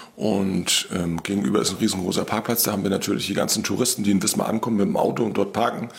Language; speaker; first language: German; native; German